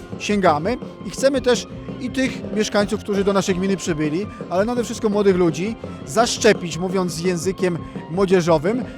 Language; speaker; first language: Polish; native; Polish